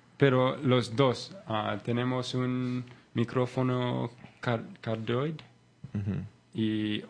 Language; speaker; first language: Spanish; non-native, learner; English